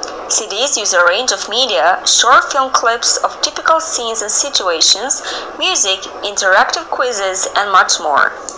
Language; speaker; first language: English; non-native, fluent; Albanian